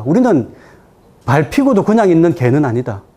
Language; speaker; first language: Korean; native; Korean